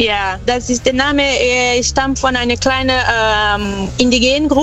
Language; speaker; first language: German; non-native, fluent; Portuguese